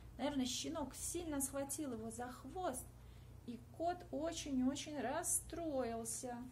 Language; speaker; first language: Russian; native; Russian